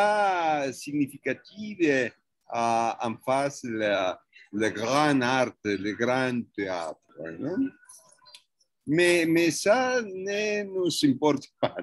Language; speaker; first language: French; non-native, fluent; Spanish